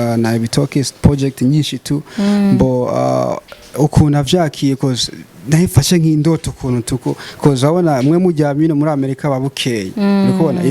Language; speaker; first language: Rundi; early bilingual, heritage; Rundi